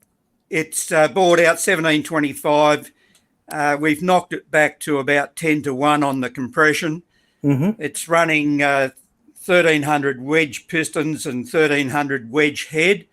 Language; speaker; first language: English; native; English